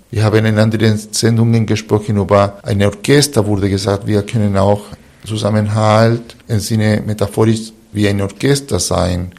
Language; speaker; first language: German; non-native, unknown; Spanish